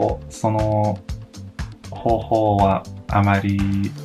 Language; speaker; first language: Japanese; non-native, learner; English